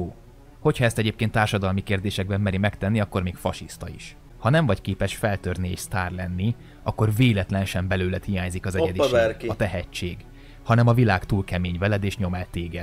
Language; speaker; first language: Hungarian; native; Hungarian